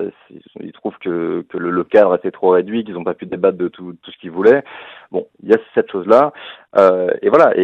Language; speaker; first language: French; native; French